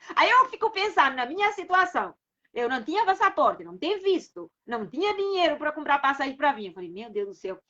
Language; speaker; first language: Portuguese; non-native, local second language; Kabuverdianu